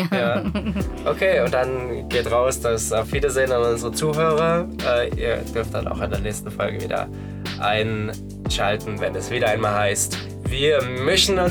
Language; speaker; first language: German; native; German